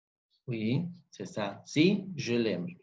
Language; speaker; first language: French; non-native, fluent; Spanish